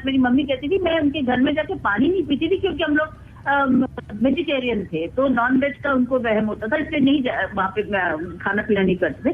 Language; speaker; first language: Hindi; non-native, local second language; Tamil